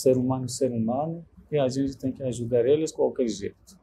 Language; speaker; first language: Portuguese; non-native, learner; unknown